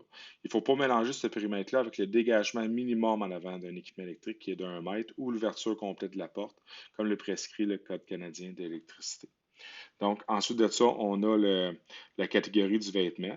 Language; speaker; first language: French; native; French